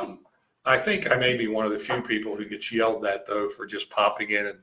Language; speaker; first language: English; native; English